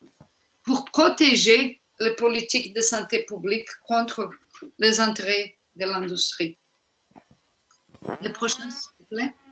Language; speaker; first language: French; non-native, fluent; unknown